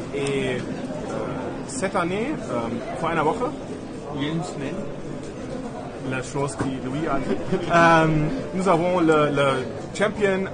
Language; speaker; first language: French; non-native, learner; German